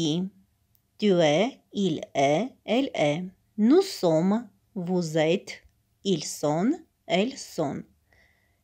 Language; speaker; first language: French; non-native, fluent; Armenian